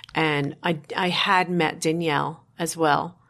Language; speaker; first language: English; native; English